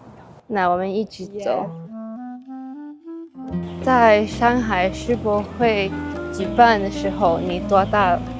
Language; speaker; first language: Chinese; non-native, learner; English